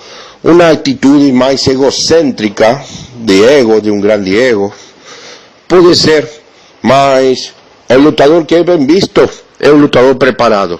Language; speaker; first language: Portuguese; non-native, learner; Spanish